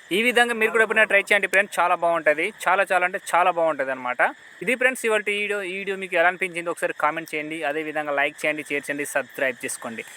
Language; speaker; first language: Telugu; native; Telugu